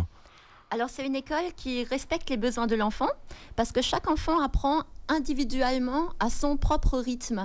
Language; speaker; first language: French; native; French